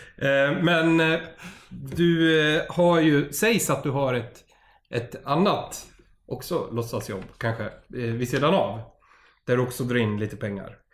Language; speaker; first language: Swedish; native; Swedish